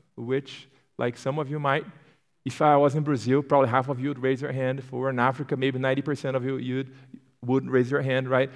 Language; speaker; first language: English; non-native, fluent; Portuguese